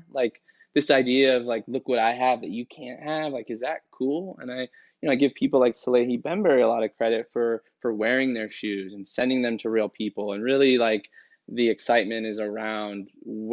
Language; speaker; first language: English; native; English